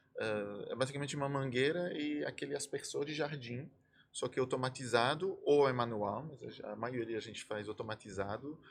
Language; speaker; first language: Portuguese; non-native, fluent; French